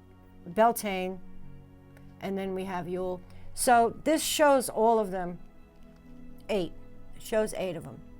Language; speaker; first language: English; native; English